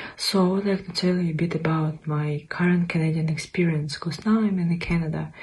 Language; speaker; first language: English; non-native, fluent; Ukrainian